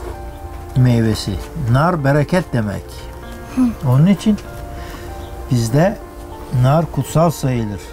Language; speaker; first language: Turkish; native; Turkish